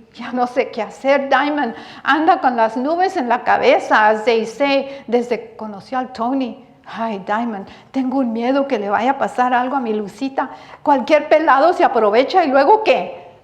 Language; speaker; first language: Spanish; early bilingual, heritage; Spanish